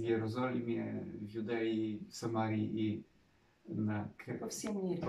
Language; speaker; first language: Polish; non-native, learner; Russian